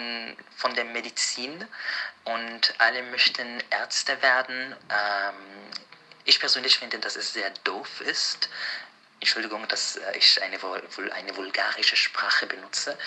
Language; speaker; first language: German; non-native, fluent; Arabic